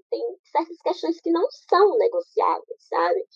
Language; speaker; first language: Portuguese; native; Portuguese